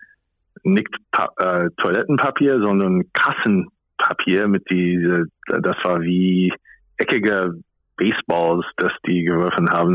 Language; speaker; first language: German; non-native, fluent; English